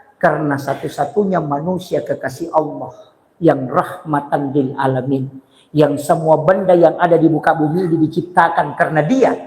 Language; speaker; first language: Indonesian; non-native, local second language; Buginese